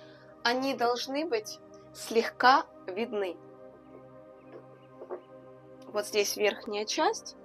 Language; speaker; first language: Russian; native; Russian